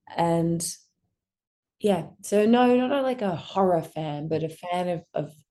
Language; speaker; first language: English; native; English